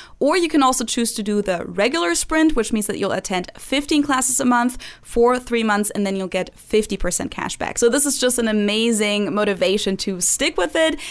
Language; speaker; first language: English; non-native, fluent; German